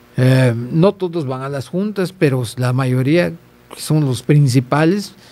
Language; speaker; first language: Spanish; native; Spanish